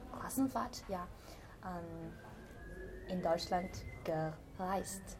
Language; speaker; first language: German; non-native, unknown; Chinese